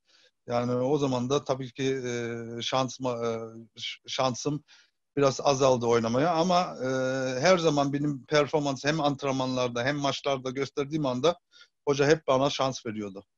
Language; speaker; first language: Turkish; early bilingual, heritage; Turkish